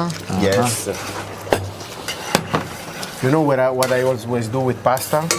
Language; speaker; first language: English; non-native, fluent; Italian